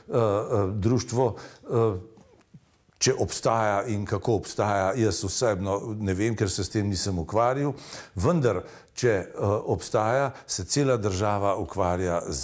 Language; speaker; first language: Slovenian; native; Slovenian